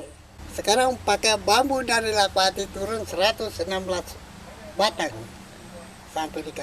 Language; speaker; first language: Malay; non-native, local second language; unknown